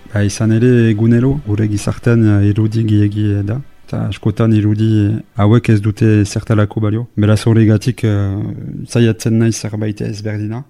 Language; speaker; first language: Basque; non-native, local second language; French